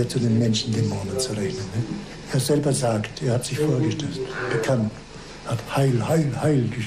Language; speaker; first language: German; native; German